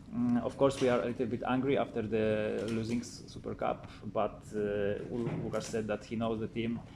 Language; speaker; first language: English; non-native, fluent; Polish